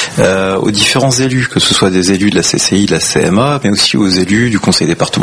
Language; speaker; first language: French; native; French